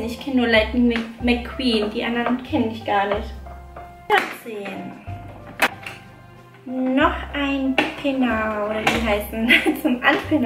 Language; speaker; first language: German; native; German